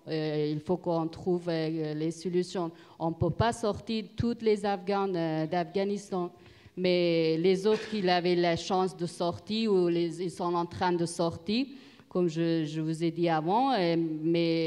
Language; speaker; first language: French; non-native, learner; Persian